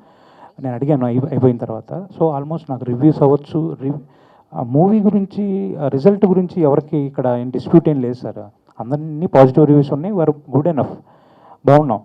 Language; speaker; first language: Telugu; native; Telugu